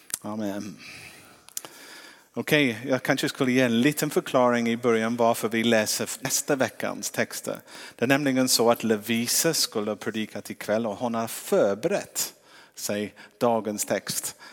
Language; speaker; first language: Swedish; non-native, fluent; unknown